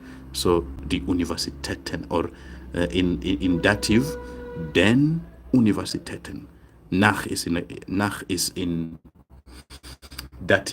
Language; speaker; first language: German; non-native, fluent; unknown